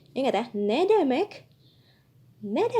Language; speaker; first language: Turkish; non-native, fluent; Indonesian